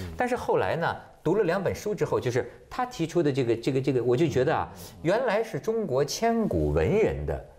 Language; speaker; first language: Chinese; native; Chinese